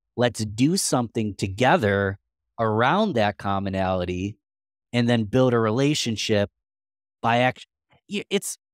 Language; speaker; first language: English; native; English